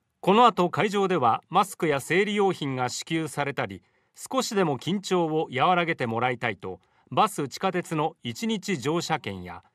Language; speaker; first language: Japanese; native; Japanese